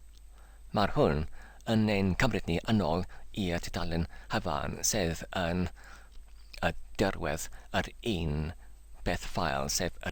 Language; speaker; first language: Welsh; non-native, learner; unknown